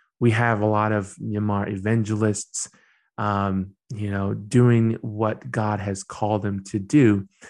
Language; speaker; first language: English; early bilingual, other home language; Burmese